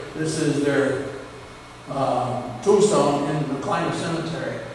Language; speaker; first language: English; native; English